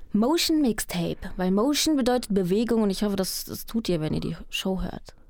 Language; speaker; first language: German; early bilingual, other home language; Spanish